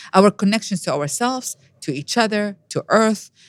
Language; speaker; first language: English; non-native, fluent; Arabic